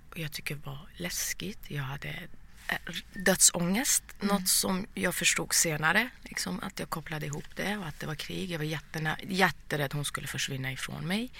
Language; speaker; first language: Swedish; early bilingual, other home language; Persian